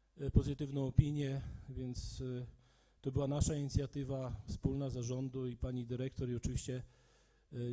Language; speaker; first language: Polish; native; Polish